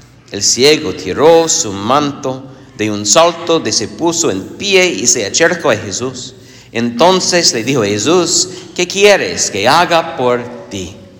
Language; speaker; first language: Spanish; non-native, fluent; English